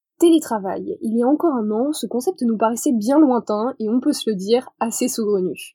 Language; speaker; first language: French; native; French